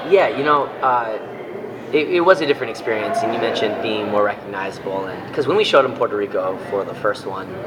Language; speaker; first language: English; native; English